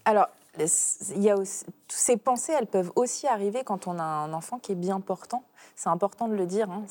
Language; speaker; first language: French; native; French